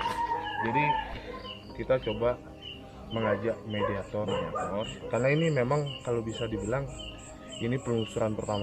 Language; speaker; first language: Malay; non-native, local second language; Balinese